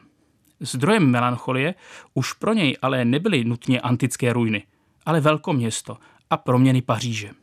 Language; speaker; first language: Czech; native; Czech